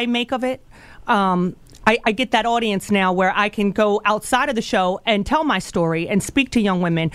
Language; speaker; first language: English; native; English